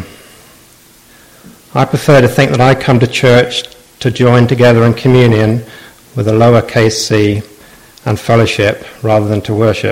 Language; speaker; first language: English; native; English